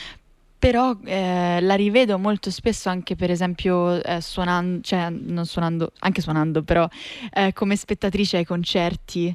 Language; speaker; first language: Italian; native; Italian